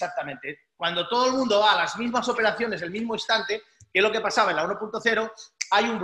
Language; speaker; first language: Spanish; native; Spanish